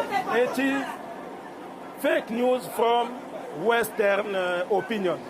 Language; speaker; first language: English; non-native, learner; Sango